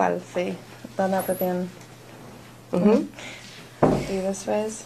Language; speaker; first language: Spanish; non-native, learner; English